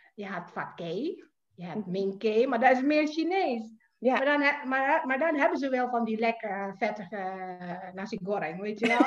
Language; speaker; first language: Dutch; non-native, fluent; Indonesian